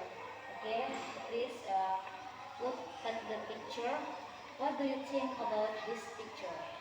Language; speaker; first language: English; non-native, learner; Indonesian